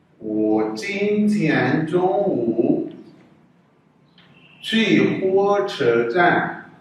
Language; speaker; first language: Chinese; non-native, fluent; Urdu